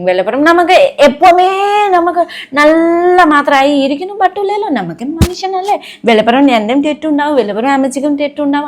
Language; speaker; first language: Malayalam; non-native, learner; Nepali